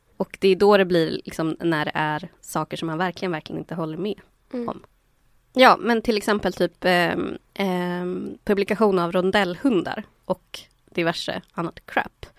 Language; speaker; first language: Swedish; native; Swedish